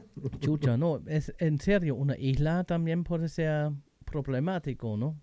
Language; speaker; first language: Spanish; non-native, learner; German